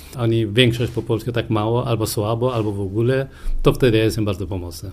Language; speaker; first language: Polish; non-native, fluent; Persian